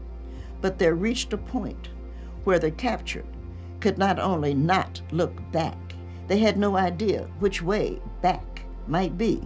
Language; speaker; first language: English; native; English